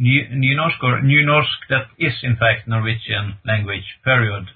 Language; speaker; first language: English; non-native, fluent; Norwegian